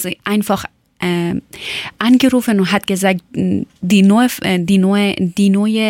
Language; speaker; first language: German; non-native, learner; Persian